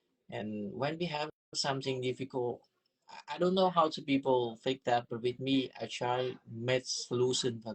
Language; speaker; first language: English; non-native, learner; Vietnamese